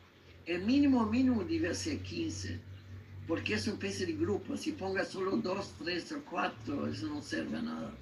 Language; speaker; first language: Spanish; non-native, learner; German